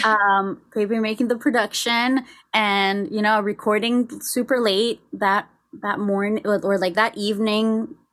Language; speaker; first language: English; non-native, fluent; Spanish